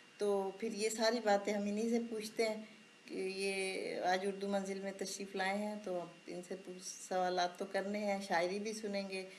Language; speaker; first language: Urdu; native; Urdu